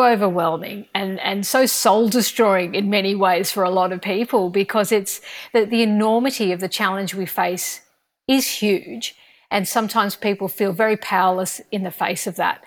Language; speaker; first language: English; native; English